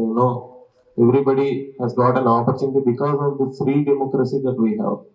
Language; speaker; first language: English; non-native, local second language; Telugu